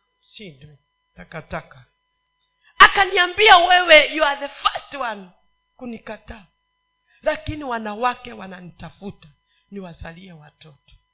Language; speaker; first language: Swahili; non-native, local second language; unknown